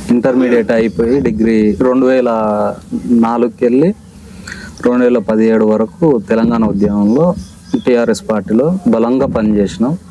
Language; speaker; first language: Telugu; native; Telugu